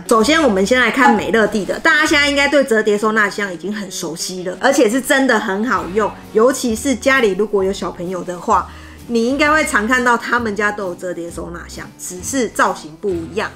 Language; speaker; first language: Chinese; native; Chinese